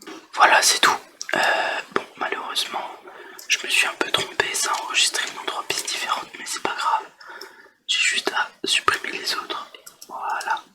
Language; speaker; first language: French; native; French